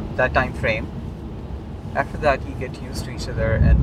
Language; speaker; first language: English; non-native, local second language; Urdu